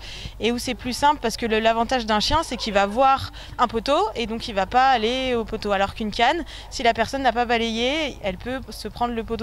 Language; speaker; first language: French; native; French